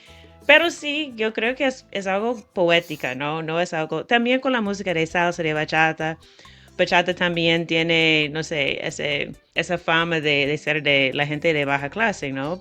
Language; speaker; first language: Spanish; non-native, fluent; English